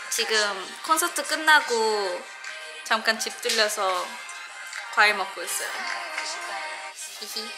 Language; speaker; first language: Korean; early bilingual, heritage; Korean